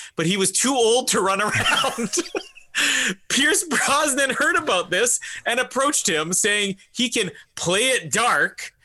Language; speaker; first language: English; native; English